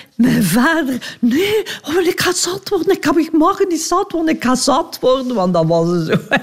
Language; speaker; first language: Dutch; native; Dutch